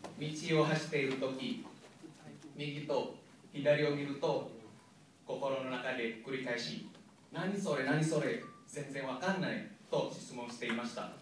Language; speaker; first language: Japanese; non-native, learner; Indonesian